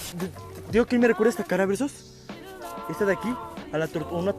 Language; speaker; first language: Spanish; native; Spanish